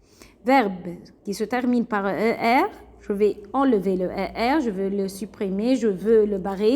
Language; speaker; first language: French; non-native, fluent; Arabic